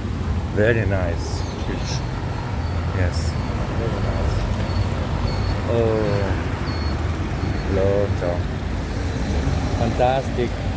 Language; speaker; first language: English; non-native, learner; Slovenian